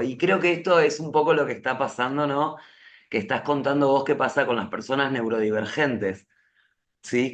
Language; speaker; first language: Spanish; native; Spanish